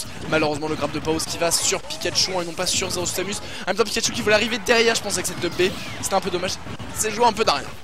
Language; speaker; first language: French; native; French